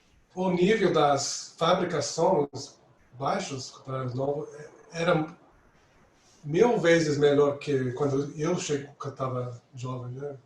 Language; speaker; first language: Portuguese; non-native, fluent; English